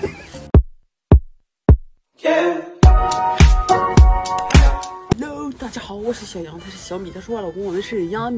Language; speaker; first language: Chinese; non-native, fluent; French